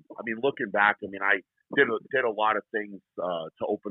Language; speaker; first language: English; native; English